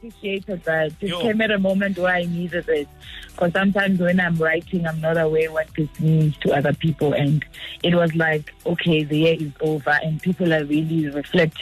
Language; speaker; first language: English; non-native, local second language; Zulu